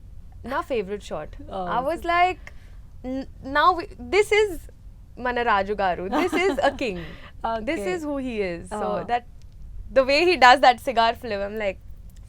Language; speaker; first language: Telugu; non-native, learner; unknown